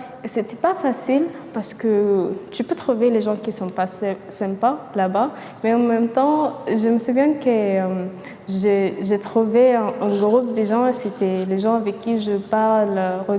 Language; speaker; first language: French; non-native, fluent; Arabic